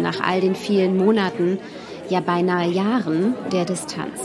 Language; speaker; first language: German; native; German